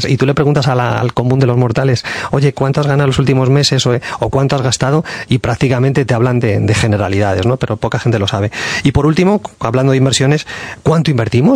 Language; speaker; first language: Spanish; native; Spanish